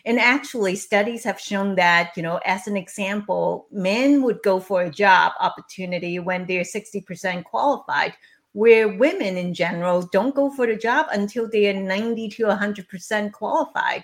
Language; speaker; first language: English; non-native, local second language; Cantonese